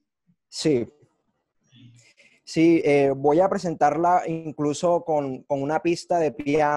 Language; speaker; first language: Spanish; native; Spanish